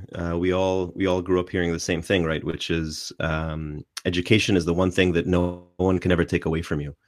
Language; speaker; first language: English; non-native, fluent; Arabic